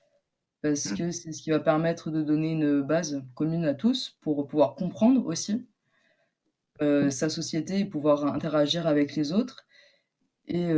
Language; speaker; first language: French; native; French